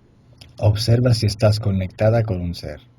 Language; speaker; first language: Spanish; non-native, fluent; Italian